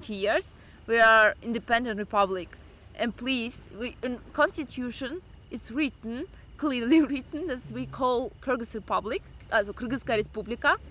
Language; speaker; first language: English; non-native, fluent; Russian